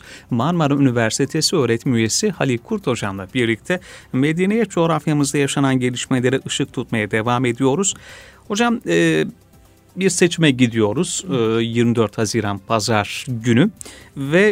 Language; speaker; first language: Turkish; native; Turkish